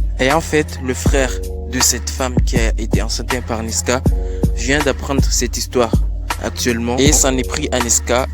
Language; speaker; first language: French; native; French